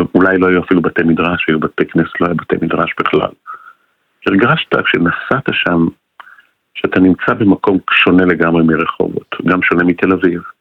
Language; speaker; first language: Hebrew; non-native, fluent; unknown